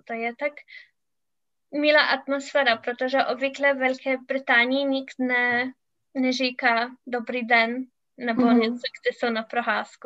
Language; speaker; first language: Czech; non-native, learner; English